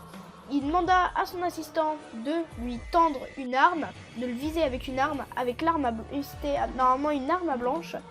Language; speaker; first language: French; native; French